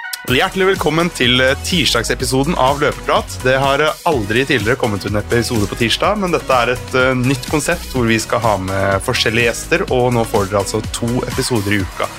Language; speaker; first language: Norwegian; native; Norwegian